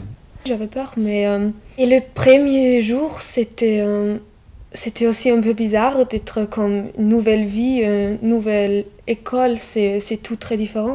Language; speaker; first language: French; non-native, fluent; German